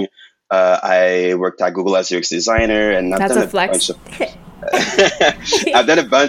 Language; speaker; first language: English; non-native, fluent; French